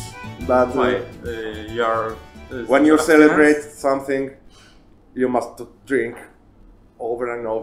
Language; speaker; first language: English; non-native, learner; Italian